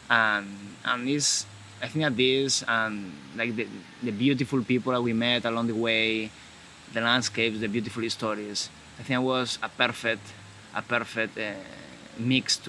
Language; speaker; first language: English; non-native, fluent; Spanish